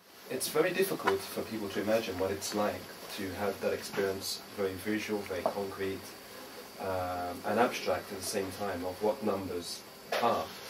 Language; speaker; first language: English; native; English